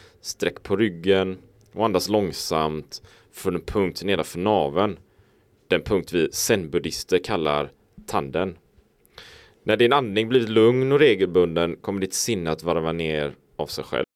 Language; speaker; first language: Swedish; native; Swedish